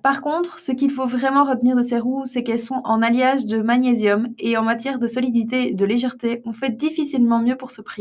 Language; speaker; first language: French; native; French